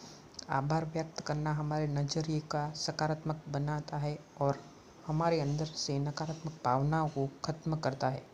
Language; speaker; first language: Hindi; native; Hindi